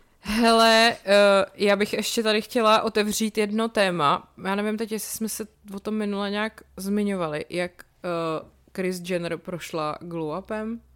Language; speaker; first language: Czech; native; Czech